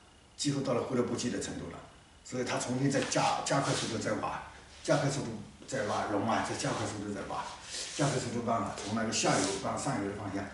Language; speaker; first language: Chinese; native; Chinese